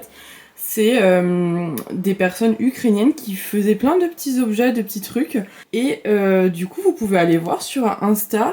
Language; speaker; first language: French; native; French